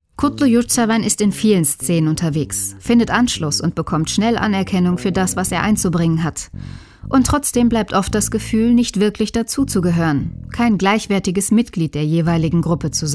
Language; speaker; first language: German; native; German